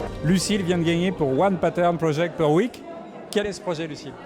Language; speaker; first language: French; native; French